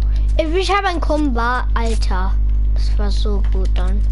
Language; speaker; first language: German; non-native, learner; English